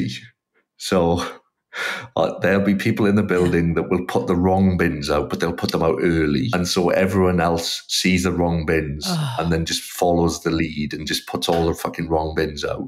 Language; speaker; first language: English; native; English